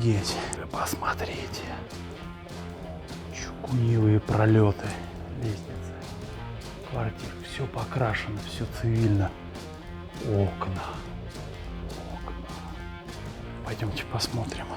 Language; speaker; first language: Russian; native; Russian